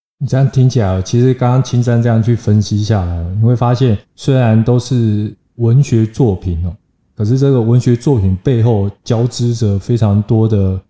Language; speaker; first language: Chinese; native; Chinese